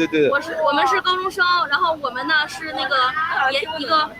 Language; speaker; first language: Chinese; native; Chinese